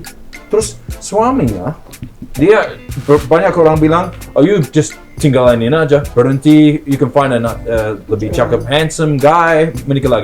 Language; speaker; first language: Indonesian; non-native, learner; English